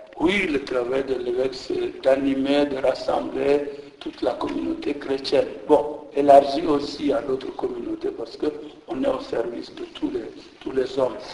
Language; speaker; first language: French; non-native, local second language; Jola-Fonyi